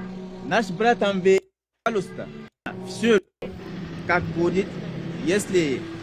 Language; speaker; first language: Russian; non-native, learner; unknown